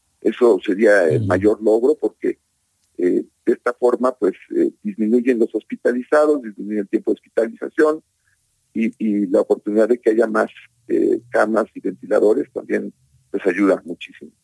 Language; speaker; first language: Spanish; native; Spanish